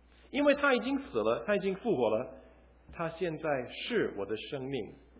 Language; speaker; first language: Chinese; early bilingual, other home language; English